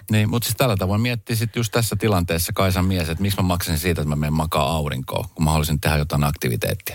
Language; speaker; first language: Finnish; native; Finnish